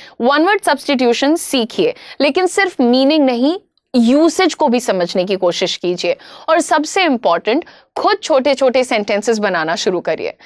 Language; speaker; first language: Hindi; native; Hindi